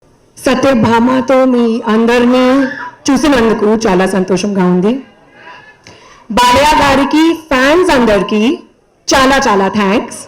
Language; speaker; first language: Telugu; non-native, learner; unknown